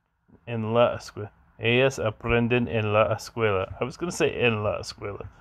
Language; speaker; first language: Spanish; non-native, learner; English